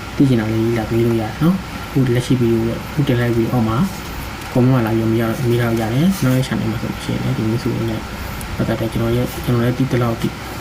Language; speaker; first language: Burmese; native; Burmese